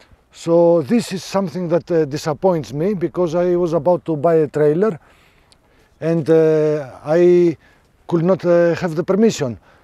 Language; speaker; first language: English; non-native, fluent; Greek